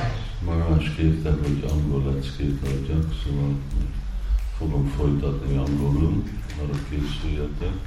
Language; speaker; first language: Hungarian; non-native, fluent; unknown